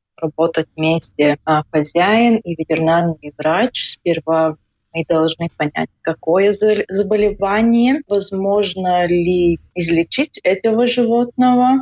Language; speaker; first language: Russian; non-native, local second language; Latvian